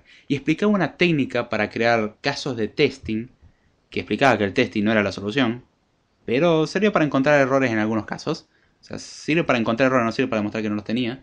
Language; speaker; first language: Spanish; native; Spanish